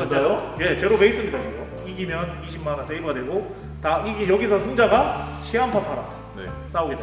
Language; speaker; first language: Korean; native; Korean